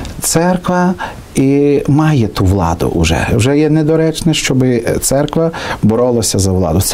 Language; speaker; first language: Ukrainian; native; Ukrainian